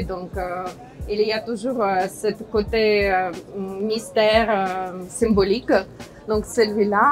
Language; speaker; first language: French; non-native, fluent; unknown